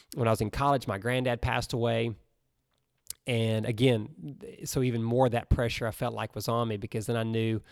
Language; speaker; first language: English; native; English